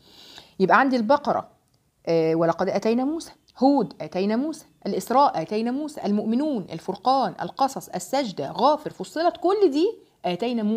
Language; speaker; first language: Arabic; native; Arabic